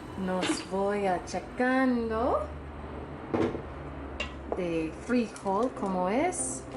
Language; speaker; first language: Spanish; non-native, learner; English